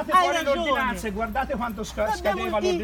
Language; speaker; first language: Italian; native; Italian